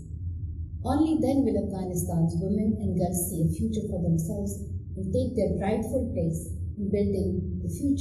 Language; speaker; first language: English; non-native, local second language; Pashto